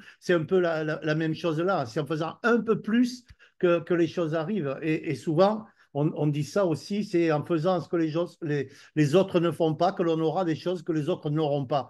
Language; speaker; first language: French; native; French